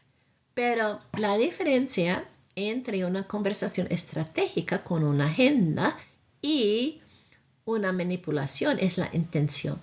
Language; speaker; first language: Spanish; non-native, fluent; English